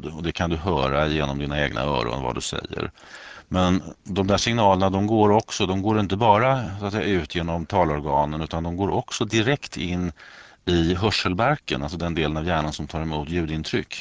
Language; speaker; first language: Swedish; native; Swedish